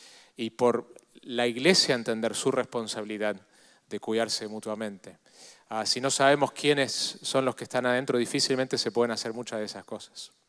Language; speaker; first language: Spanish; native; Spanish